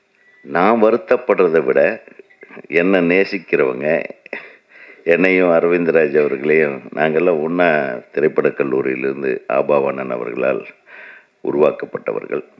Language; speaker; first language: Tamil; native; Tamil